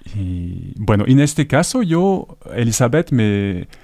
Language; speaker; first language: Spanish; non-native, fluent; French